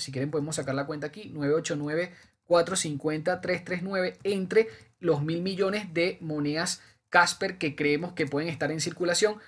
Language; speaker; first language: Spanish; native; Spanish